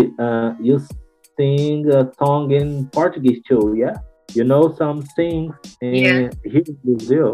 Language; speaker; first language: English; non-native, learner; Portuguese